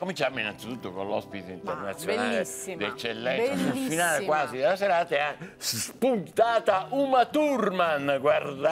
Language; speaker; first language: Italian; native; Italian